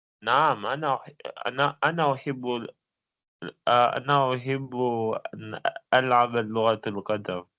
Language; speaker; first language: Arabic; non-native, learner; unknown